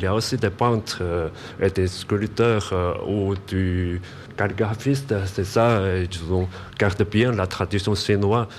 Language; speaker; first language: French; non-native, learner; Chinese